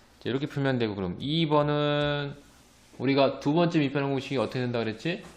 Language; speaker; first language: Korean; native; Korean